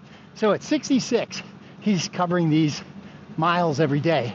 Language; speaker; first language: English; native; English